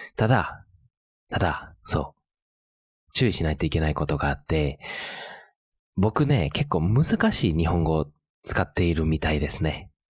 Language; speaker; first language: Japanese; native; Japanese